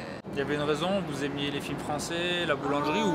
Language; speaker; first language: French; native; French